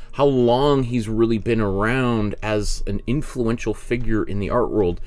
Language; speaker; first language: English; native; English